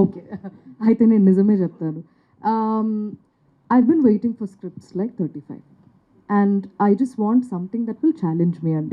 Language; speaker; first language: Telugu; non-native, local second language; Malayalam